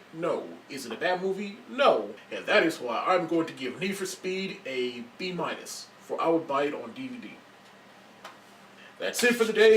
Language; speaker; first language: English; native; English